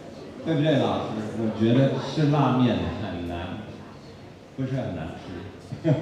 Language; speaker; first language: Chinese; non-native, learner; English